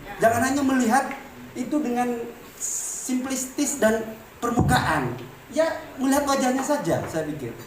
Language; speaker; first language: Indonesian; non-native, local second language; Madurese